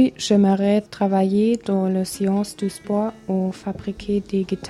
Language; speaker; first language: French; non-native, learner; German